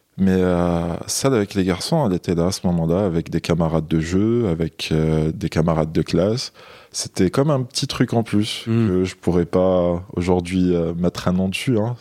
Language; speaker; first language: French; non-native, local second language; Kabyle